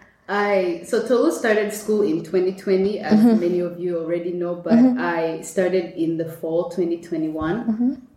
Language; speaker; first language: English; non-native, local second language; Kinyarwanda